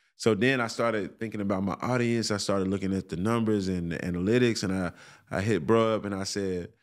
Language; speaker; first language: English; native; English